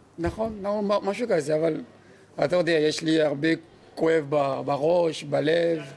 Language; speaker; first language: Hebrew; non-native, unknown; French